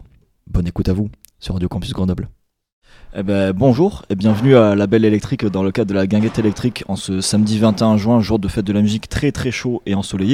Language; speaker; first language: French; native; French